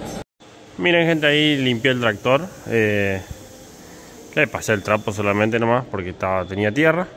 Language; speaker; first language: Spanish; native; Spanish